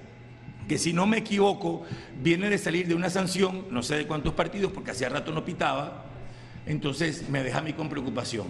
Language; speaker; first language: Spanish; native; Spanish